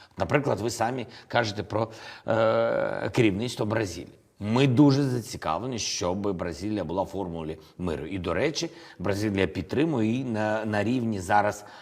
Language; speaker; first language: Ukrainian; non-native, local second language; Russian